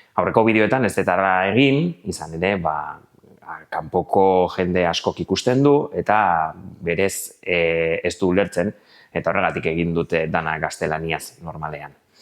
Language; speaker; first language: Basque; non-native, local second language; Spanish